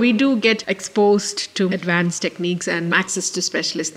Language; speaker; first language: English; non-native, local second language; Malayalam